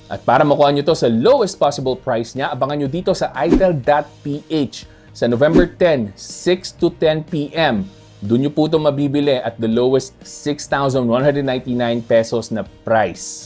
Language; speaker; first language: Filipino; native; Filipino